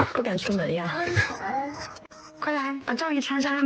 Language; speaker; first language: Chinese; native; Chinese